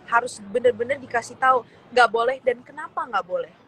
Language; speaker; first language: Indonesian; early bilingual, heritage; Indonesian